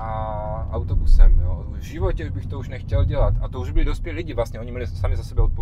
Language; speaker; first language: Czech; native; Czech